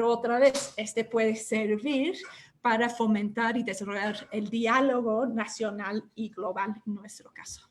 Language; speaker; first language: Spanish; non-native, fluent; English